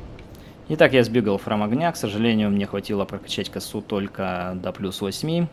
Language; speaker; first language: Russian; native; Russian